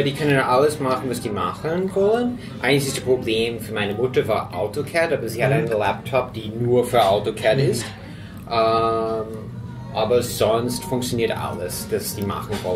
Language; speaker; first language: German; non-native, fluent; English